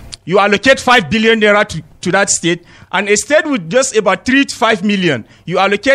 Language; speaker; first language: English; non-native, local second language; Hausa